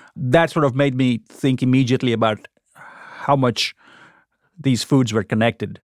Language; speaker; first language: English; non-native, local second language; Gujarati